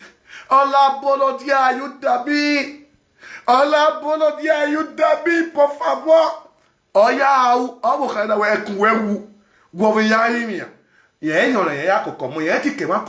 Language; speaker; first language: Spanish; non-native, learner; Bini